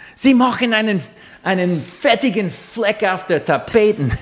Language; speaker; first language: German; non-native, fluent; English